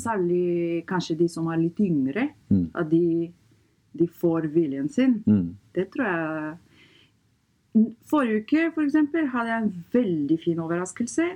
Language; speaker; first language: Norwegian; non-native, fluent; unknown